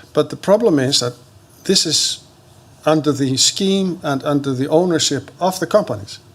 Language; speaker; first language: English; non-native, fluent; Icelandic